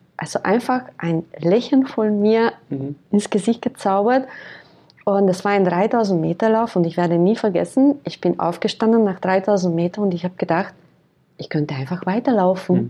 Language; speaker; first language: German; non-native, fluent; Hungarian